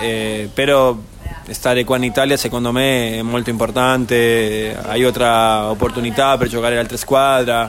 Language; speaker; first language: Italian; non-native, fluent; Spanish